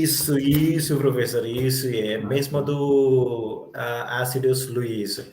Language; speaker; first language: Portuguese; non-native, learner; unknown